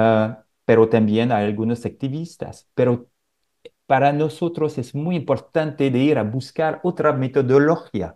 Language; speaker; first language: Spanish; non-native, fluent; French